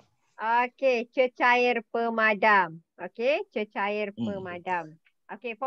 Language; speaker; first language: Malay; native; Malay